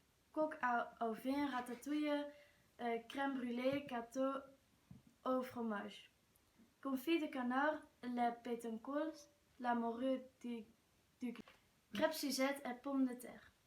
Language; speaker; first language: French; non-native, learner; Dutch